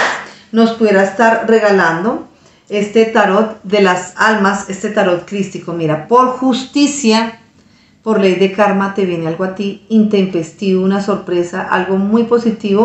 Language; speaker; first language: Spanish; native; Spanish